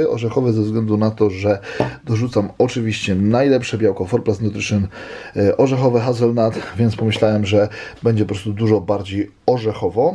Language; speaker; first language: Polish; native; Polish